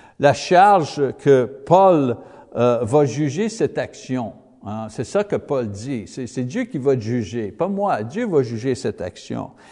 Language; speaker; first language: French; native; French